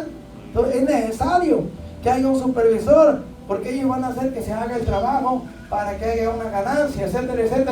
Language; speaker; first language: Spanish; native; Spanish